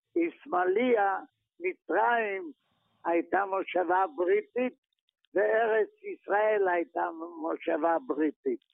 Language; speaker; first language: Hebrew; non-native, fluent; Yiddish